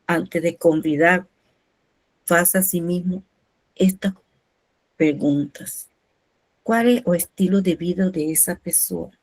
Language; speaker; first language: Portuguese; non-native, fluent; Spanish